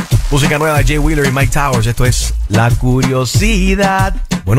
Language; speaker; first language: Spanish; native; Spanish